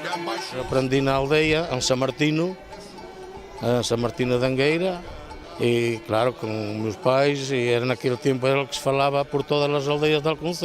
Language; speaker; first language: Portuguese; non-native, local second language; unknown